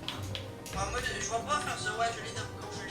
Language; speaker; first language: French; native; French